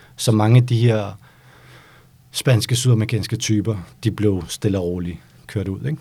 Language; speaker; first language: Danish; early bilingual, other home language; Bosnian